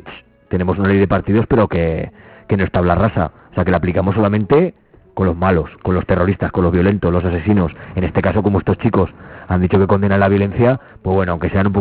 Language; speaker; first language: Spanish; native; Spanish